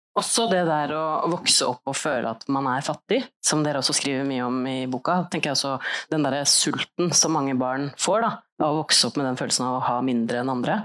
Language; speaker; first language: Norwegian; native; Norwegian